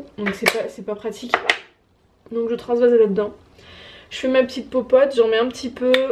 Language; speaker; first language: French; native; French